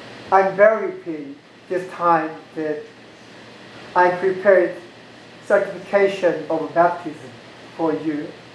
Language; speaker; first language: English; non-native, learner; Korean